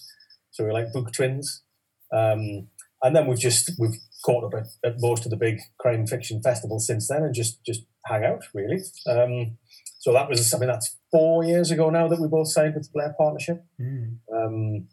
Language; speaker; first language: English; native; English